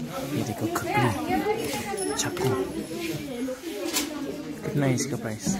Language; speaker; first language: Hindi; non-native, local second language; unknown